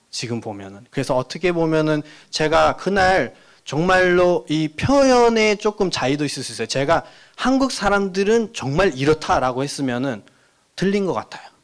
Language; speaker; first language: Korean; non-native, fluent; Nepali